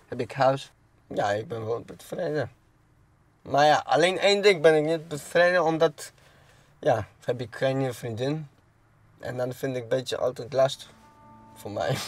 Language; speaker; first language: Dutch; non-native, learner; Polish